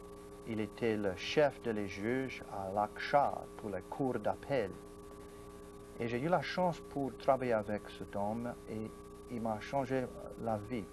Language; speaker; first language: French; non-native, local second language; English